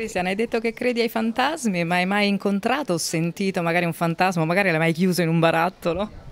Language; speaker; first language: Italian; native; Italian